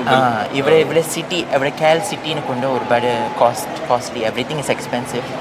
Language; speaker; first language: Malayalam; early bilingual, heritage; Malayalam